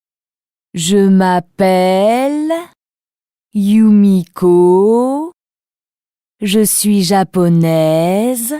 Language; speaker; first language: French; native; French